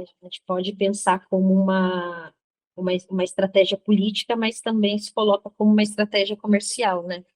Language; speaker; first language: Portuguese; native; Portuguese